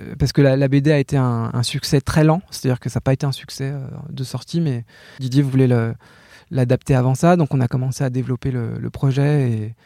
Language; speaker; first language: French; native; French